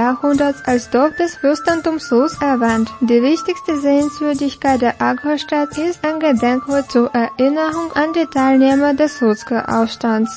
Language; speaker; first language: German; non-native, fluent; Russian